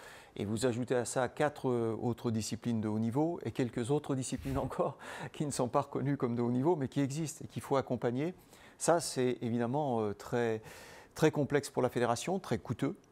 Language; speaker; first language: French; native; French